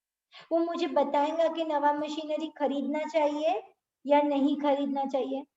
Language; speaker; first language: Hindi; native; Hindi